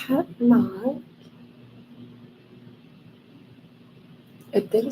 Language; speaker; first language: Arabic; non-native, learner; English